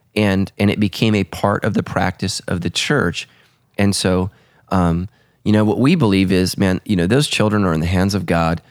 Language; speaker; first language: English; early bilingual, other home language; Italian